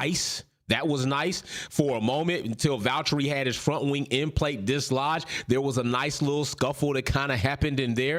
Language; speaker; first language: English; native; English